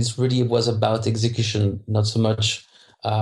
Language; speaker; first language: English; non-native, fluent; French